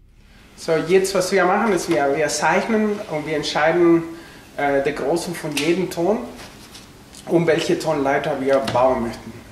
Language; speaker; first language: German; non-native, fluent; Spanish